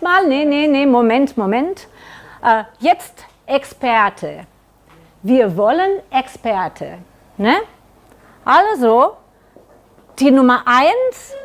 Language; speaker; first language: German; non-native, learner; Catalan